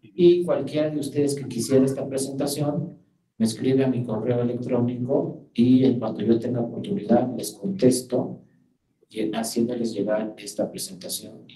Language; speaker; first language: Spanish; native; Spanish